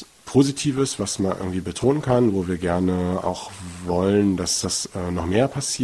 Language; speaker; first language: German; native; German